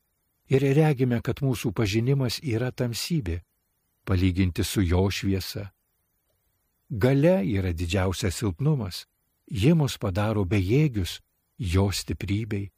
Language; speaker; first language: Lithuanian; native; Lithuanian